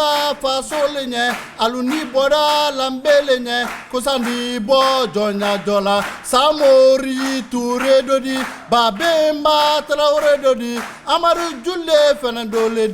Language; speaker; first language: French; non-native, local second language; Mandingo